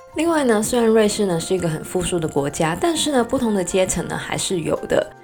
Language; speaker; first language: Chinese; non-native, local second language; Cantonese